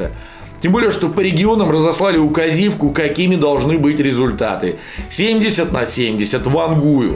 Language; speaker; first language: Russian; native; Russian